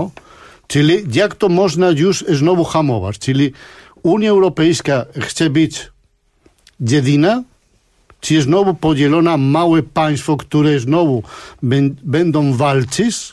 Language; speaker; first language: Polish; non-native, fluent; Spanish